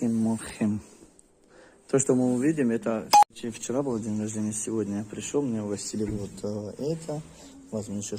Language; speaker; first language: Russian; non-native, fluent; Tajik